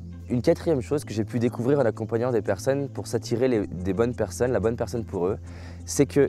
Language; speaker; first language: French; native; French